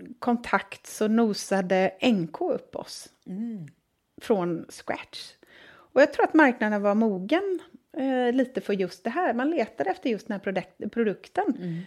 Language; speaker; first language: Swedish; native; Swedish